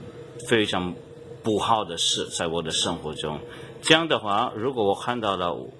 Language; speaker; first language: Chinese; non-native, fluent; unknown